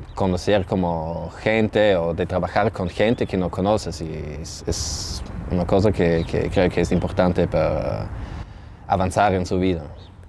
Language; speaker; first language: Spanish; non-native, learner; German